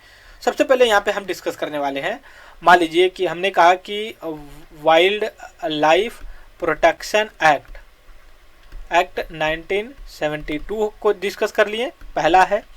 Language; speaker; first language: Hindi; native; Hindi